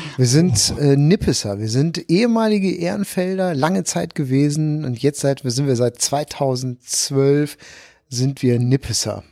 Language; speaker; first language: German; native; German